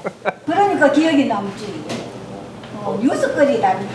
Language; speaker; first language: Korean; native; Korean